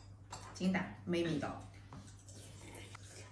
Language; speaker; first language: Chinese; native; Chinese